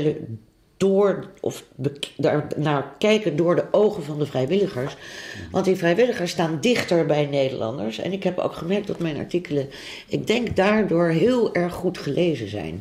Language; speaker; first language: Dutch; native; Dutch